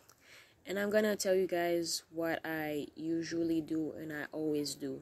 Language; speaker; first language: English; non-native, learner; Haitian Creole